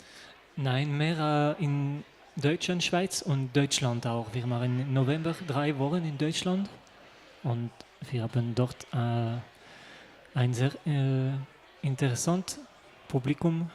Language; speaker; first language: German; non-native, local second language; French